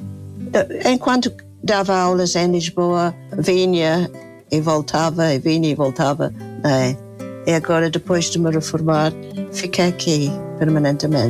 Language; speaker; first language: Portuguese; non-native, fluent; English